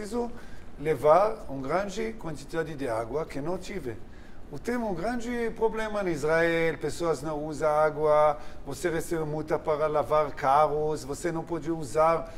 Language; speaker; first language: Portuguese; non-native, learner; Hebrew